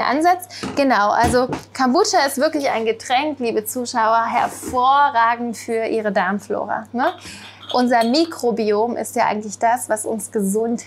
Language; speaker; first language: German; native; German